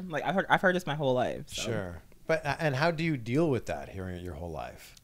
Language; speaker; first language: English; native; English